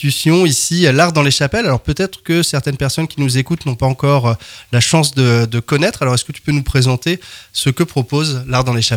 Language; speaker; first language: French; native; French